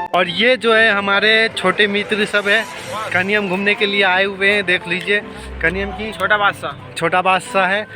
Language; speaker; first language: Hindi; non-native, fluent; Nepali